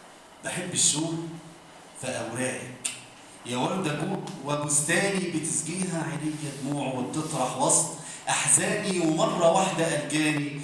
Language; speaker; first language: Arabic; native; Arabic